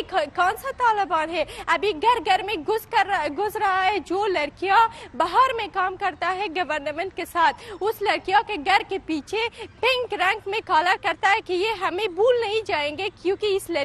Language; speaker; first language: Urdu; non-native, learner; Pashto